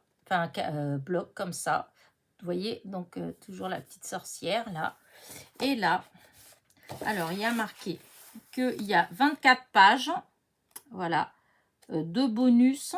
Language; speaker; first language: French; native; French